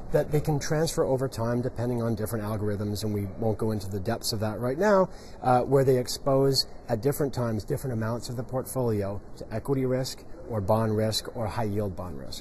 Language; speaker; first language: English; native; English